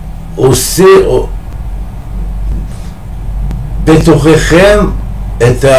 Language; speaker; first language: Hebrew; non-native, fluent; French